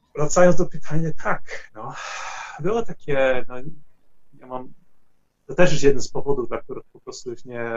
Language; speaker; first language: Polish; non-native, fluent; Dutch